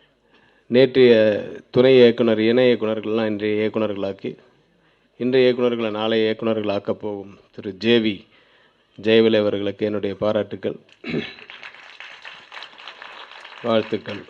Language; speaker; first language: Tamil; native; Tamil